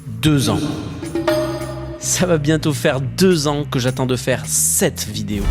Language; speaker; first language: French; native; French